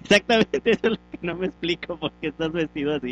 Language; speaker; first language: Spanish; native; Spanish